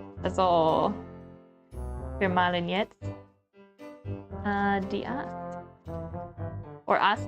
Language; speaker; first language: German; non-native, learner; English